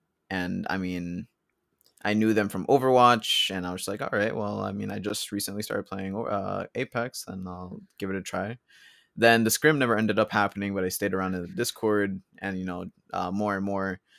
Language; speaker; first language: English; early bilingual, other home language; Spanish